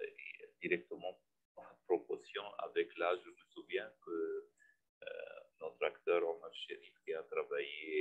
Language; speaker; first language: French; non-native, fluent; Arabic